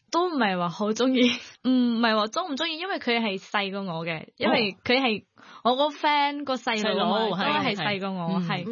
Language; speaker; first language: Cantonese; non-native, learner; Thai